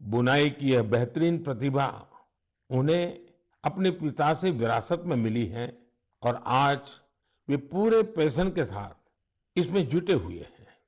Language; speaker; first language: Hindi; native; Hindi